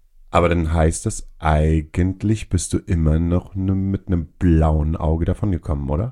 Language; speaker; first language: German; native; German